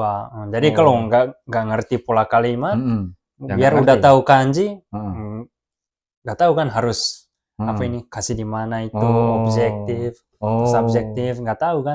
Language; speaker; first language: Indonesian; early bilingual, heritage; Japanese